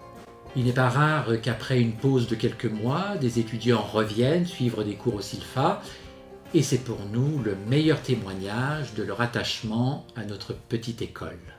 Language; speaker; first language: French; native; French